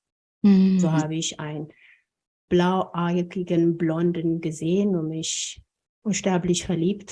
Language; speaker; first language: German; non-native, fluent; Amharic